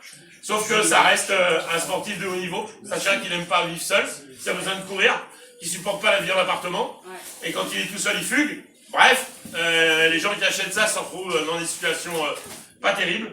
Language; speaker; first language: French; native; French